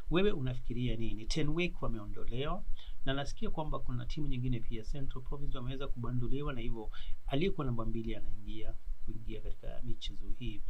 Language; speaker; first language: Swahili; non-native, local second language; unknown